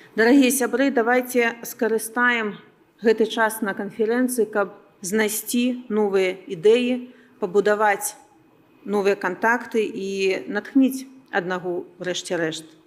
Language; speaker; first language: Belarusian; non-native, local second language; Russian